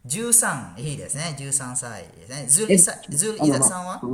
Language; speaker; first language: Japanese; non-native, fluent; Malay